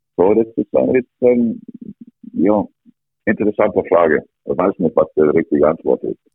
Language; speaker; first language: German; non-native, fluent; English